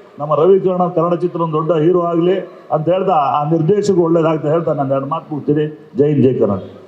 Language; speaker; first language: Kannada; native; Kannada